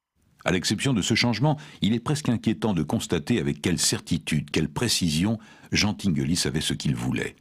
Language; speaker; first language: French; native; French